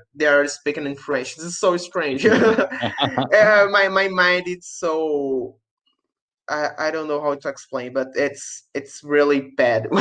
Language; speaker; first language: English; non-native, learner; Portuguese